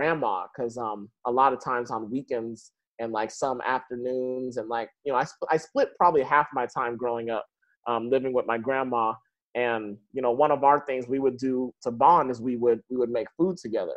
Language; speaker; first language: English; native; English